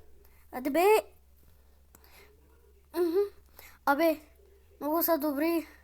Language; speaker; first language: Bulgarian; non-native, local second language; Turkish